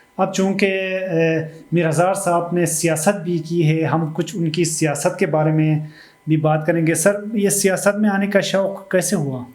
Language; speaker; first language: Urdu; non-native, local second language; Khowar